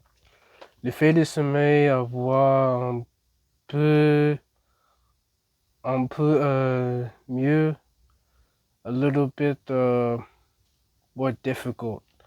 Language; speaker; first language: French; non-native, learner; English